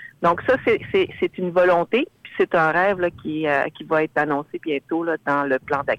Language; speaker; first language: French; native; French